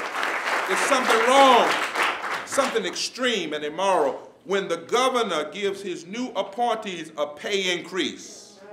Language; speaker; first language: English; native; English